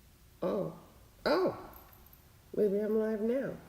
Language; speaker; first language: English; native; English